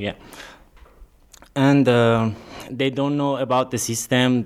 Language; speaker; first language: English; non-native, learner; Persian